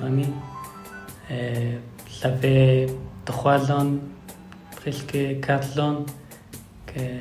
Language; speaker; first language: French; non-native, learner; Persian